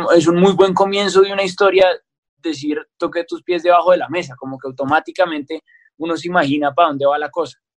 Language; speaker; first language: Spanish; native; Spanish